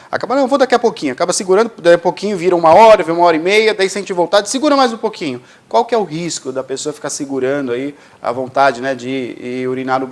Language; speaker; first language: Portuguese; native; Portuguese